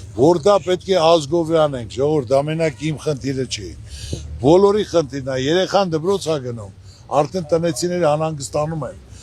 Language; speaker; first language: Armenian; native; Armenian